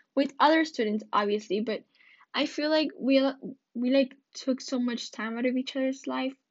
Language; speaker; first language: English; early bilingual, other home language; Spanish